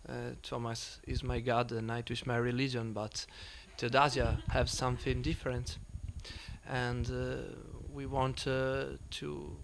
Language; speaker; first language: English; non-native, learner; Italian